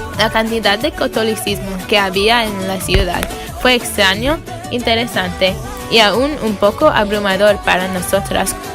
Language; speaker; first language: Spanish; non-native, learner; English